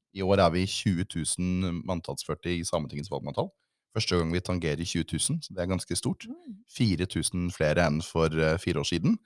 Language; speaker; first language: Norwegian; native; Norwegian